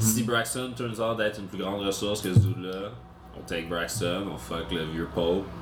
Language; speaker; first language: French; native; French